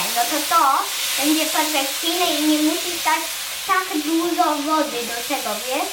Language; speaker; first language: Polish; early bilingual, heritage; Polish